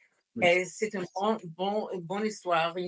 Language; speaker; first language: French; non-native, fluent; English